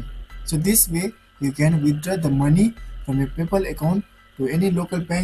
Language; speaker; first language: English; non-native, local second language; Nepali